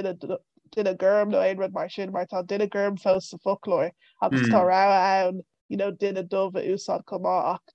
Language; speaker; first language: Irish; non-native, local second language; English